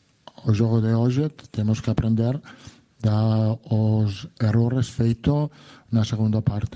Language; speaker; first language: Portuguese; non-native, learner; Italian